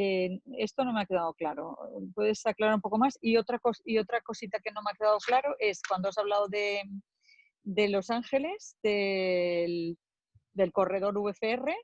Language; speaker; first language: Spanish; native; Spanish